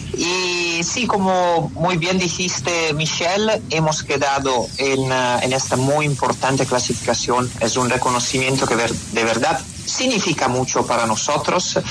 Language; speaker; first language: Spanish; non-native, fluent; Italian